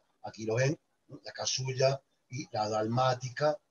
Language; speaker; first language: Spanish; native; Spanish